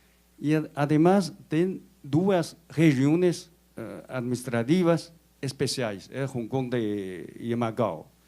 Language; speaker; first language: Spanish; non-native, fluent; Chinese